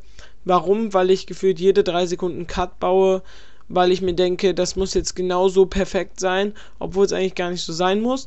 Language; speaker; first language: German; native; German